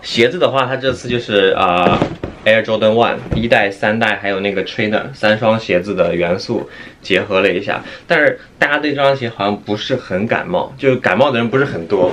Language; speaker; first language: Chinese; native; Chinese